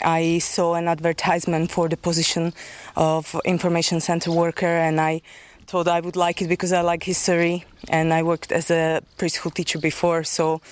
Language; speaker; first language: English; non-native, fluent; Slovak